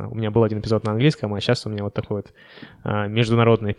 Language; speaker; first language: Russian; native; Russian